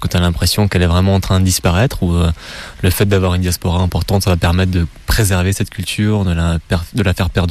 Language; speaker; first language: French; native; French